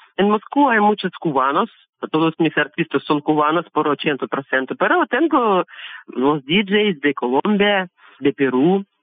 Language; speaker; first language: Spanish; non-native, learner; Russian